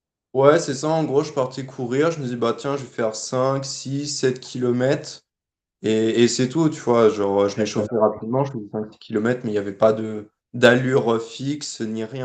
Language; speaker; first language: French; native; French